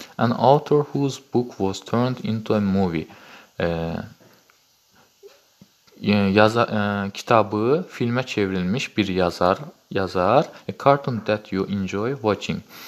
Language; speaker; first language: English; non-native, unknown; Azerbaijani